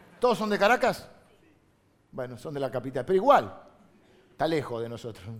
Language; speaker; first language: Spanish; native; Spanish